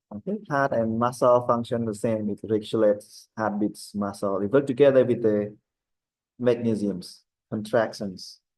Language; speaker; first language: English; non-native, fluent; Khmer